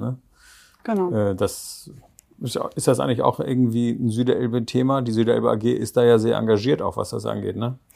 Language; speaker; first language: German; native; German